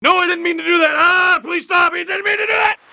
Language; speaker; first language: English; native; English